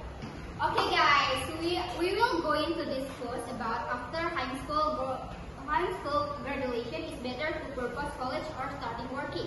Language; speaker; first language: English; non-native, learner; Indonesian